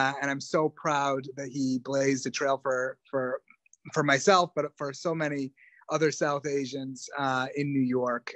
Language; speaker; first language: English; native; English